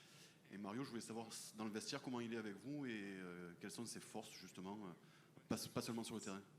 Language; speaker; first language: French; native; French